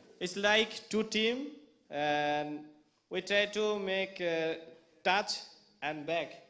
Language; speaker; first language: English; non-native, local second language; Bangla